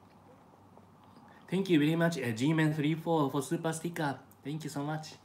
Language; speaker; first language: English; non-native, learner; Japanese